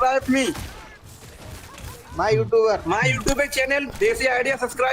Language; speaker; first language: English; non-native, learner; Hindi